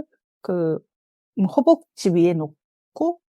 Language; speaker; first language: Korean; non-native, fluent; Japanese